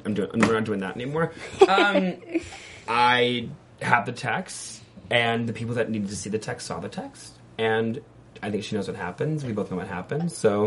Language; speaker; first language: English; native; English